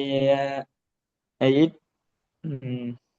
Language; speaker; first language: English; non-native, learner; Vietnamese